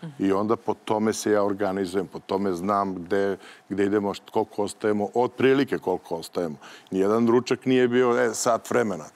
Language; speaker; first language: Serbian; native; Serbian